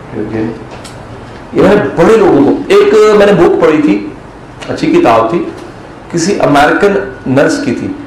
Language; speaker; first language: Urdu; non-native, local second language; Punjabi